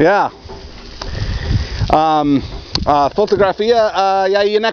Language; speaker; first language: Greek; non-native, learner; English